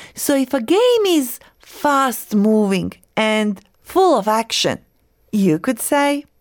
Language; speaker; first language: English; non-native, fluent; Croatian